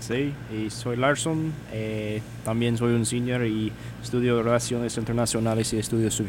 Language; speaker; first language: Spanish; non-native, learner; English